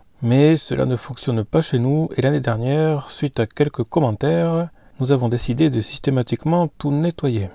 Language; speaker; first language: French; native; French